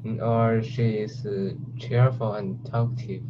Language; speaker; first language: English; non-native, learner; Chinese